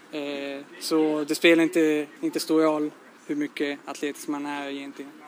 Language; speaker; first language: Swedish; non-native, fluent; Italian